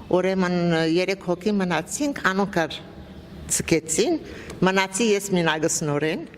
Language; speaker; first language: Armenian; native; Armenian